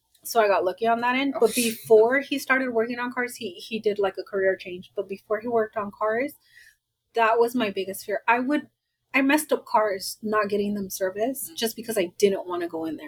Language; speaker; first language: English; early bilingual, other home language; Spanish